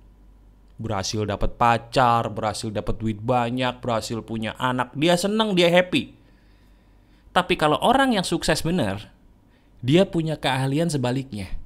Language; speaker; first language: Indonesian; native; Indonesian